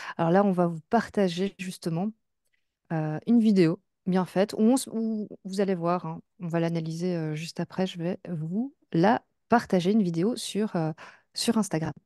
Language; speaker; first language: French; native; French